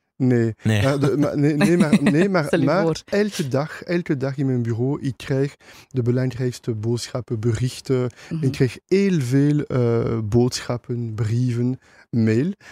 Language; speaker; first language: Dutch; non-native, local second language; French